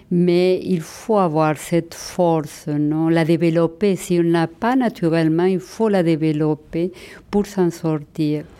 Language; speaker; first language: French; non-native, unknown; Spanish